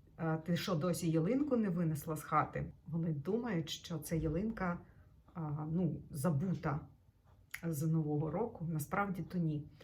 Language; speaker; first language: Ukrainian; native; Ukrainian